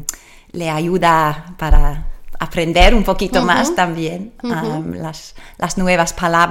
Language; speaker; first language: Spanish; non-native, learner; English